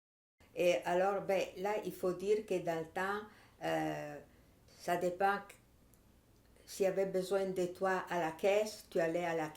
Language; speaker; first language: French; non-native, fluent; Italian